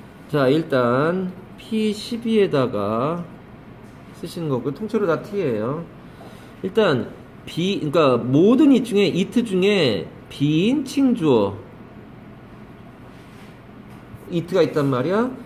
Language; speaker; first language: Korean; native; Korean